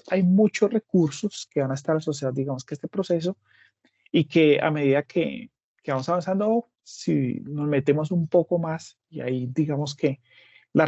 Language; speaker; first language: Spanish; native; Spanish